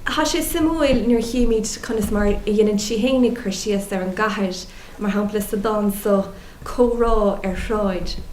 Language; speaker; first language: Irish; non-native, local second language; English